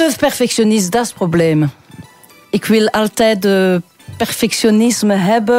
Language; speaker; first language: Dutch; non-native, local second language; French